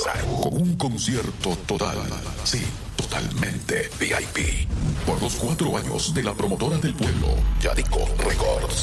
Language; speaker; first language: Spanish; native; Spanish